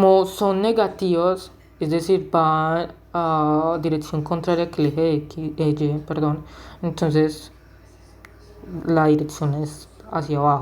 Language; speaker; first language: Spanish; native; Spanish